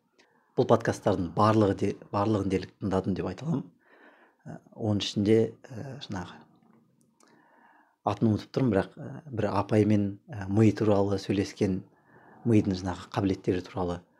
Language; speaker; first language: Kazakh; native; Kazakh